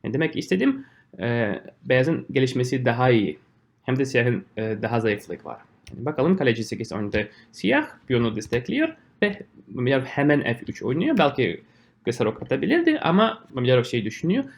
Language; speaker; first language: Turkish; non-native, fluent; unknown